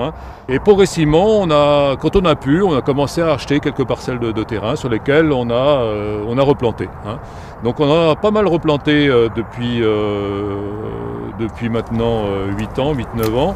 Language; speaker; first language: French; native; French